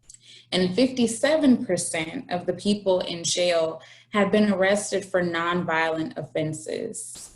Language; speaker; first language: English; native; English